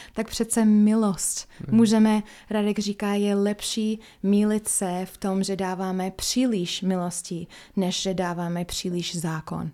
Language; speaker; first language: Czech; non-native, fluent; English